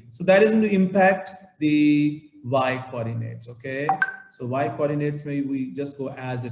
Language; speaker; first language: English; non-native, local second language; Urdu